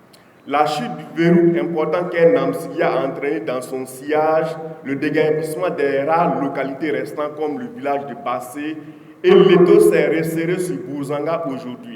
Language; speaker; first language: French; non-native, local second language; Mossi